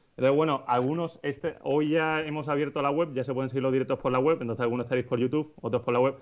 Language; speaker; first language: Spanish; native; Spanish